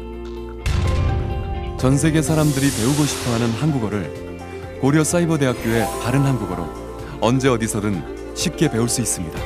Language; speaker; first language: Korean; native; Korean